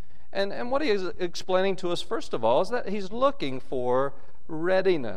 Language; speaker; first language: English; native; English